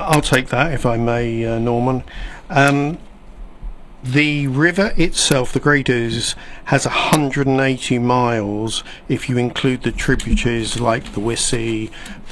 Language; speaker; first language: English; native; English